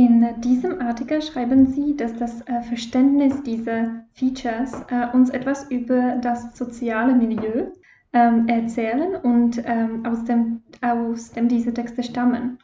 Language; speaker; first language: German; non-native, fluent; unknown